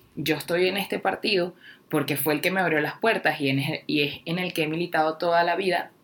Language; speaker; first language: Spanish; native; Spanish